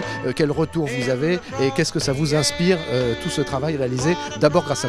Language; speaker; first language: French; native; French